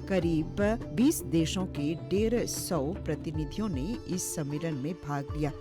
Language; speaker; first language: Hindi; non-native, local second language; Morisyen